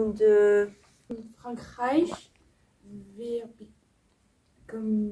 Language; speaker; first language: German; non-native, learner; French